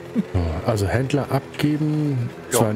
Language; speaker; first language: German; native; German